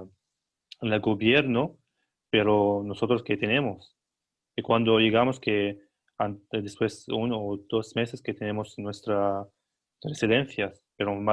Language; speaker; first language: Spanish; non-native, learner; Arabic